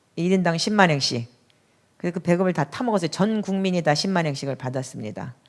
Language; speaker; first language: Korean; native; Korean